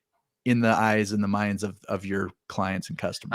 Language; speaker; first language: English; native; English